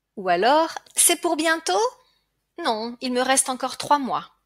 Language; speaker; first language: French; native; French